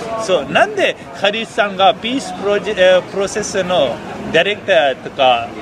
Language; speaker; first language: Japanese; non-native, fluent; Persian